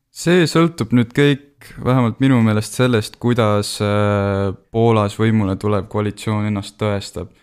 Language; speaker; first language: Estonian; native; Estonian